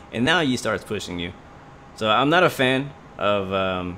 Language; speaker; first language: English; native; English